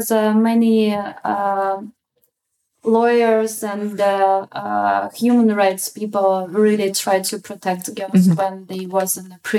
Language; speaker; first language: English; non-native, learner; Russian